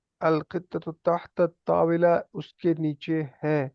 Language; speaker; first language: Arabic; non-native, learner; Urdu